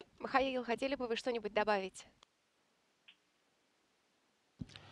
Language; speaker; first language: Russian; native; Russian